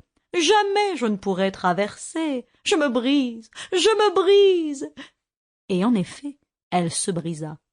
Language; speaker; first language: French; native; French